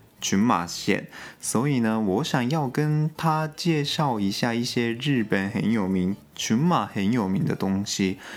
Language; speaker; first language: Chinese; non-native, fluent; Japanese